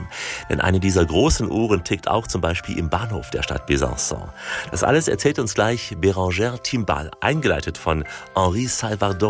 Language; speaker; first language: German; native; German